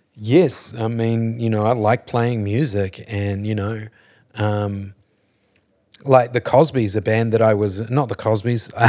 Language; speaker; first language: English; native; English